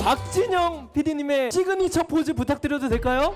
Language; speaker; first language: Korean; native; Korean